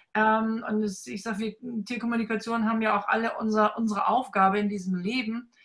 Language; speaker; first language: German; native; German